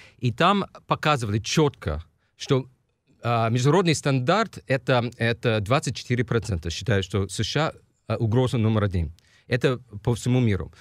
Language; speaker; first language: Russian; non-native, fluent; English